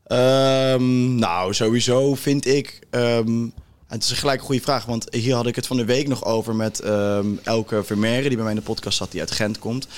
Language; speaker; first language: Dutch; native; Dutch